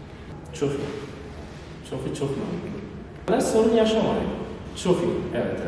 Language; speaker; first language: Turkish; non-native, learner; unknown